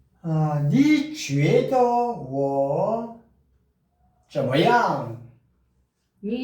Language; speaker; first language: Chinese; non-native, learner; Korean